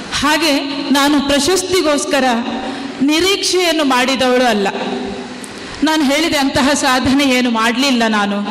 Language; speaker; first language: Kannada; non-native, local second language; Tulu